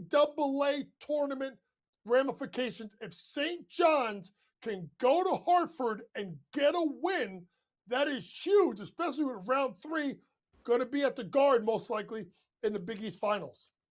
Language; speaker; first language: English; native; English